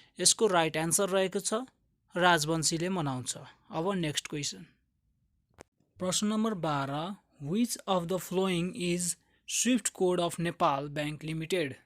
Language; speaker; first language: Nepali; native; Nepali